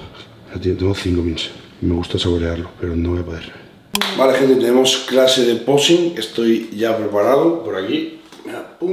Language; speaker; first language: Spanish; native; Spanish